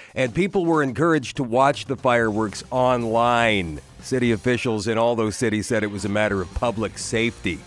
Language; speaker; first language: English; native; English